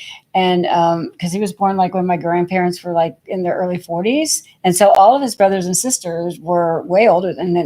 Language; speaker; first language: English; native; English